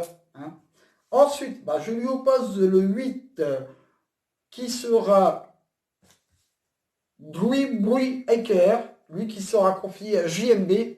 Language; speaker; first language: French; native; French